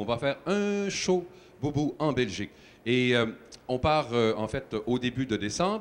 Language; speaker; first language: French; native; French